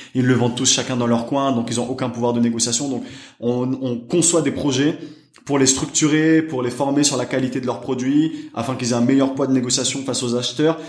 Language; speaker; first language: French; native; French